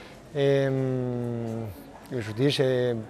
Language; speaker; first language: French; non-native, learner; Italian